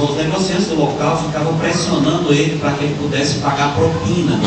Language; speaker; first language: Portuguese; native; Portuguese